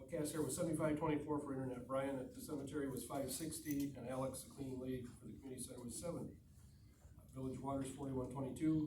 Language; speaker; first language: English; native; English